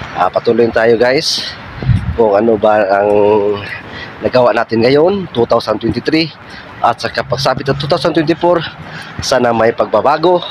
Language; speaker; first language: Filipino; non-native, local second language; Cebuano